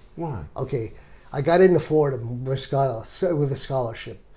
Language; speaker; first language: English; native; English